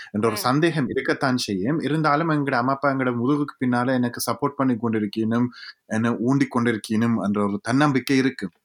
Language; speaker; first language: Tamil; native; Tamil